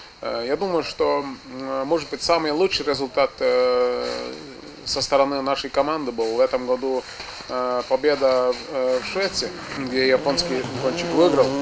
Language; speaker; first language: Russian; non-native, fluent; Estonian